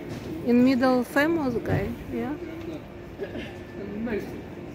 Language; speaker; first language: English; non-native, learner; Russian